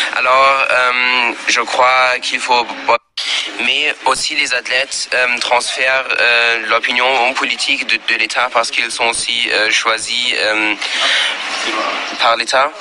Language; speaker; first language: French; non-native, learner; German